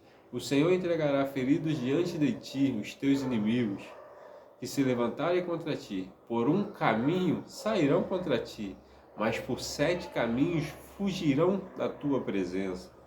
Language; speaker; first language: Portuguese; native; Portuguese